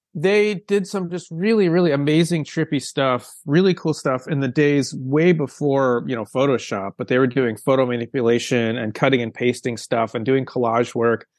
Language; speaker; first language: English; native; English